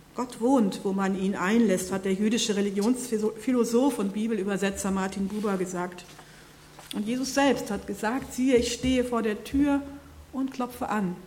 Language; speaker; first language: German; native; German